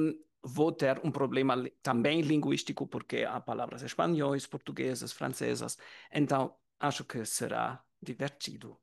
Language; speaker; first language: Portuguese; non-native, learner; German